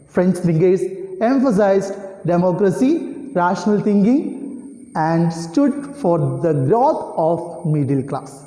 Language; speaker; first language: English; non-native, local second language; Malayalam